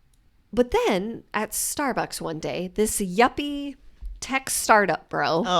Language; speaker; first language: English; native; English